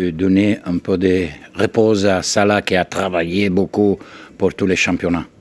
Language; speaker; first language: French; non-native, learner; Italian